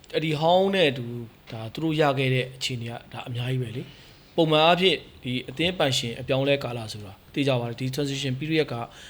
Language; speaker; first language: Burmese; native; Burmese